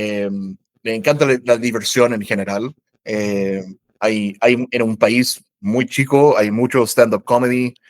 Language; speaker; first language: Spanish; non-native, fluent; English